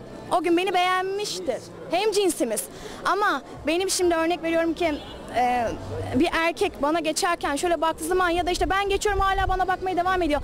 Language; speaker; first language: Turkish; native; Turkish